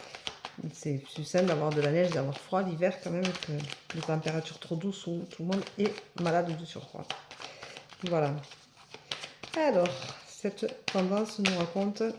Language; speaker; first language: French; native; French